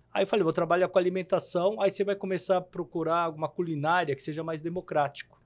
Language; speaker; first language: Portuguese; early bilingual, other home language; Korean